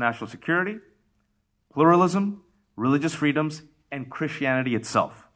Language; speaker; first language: English; early bilingual, other home language; Urdu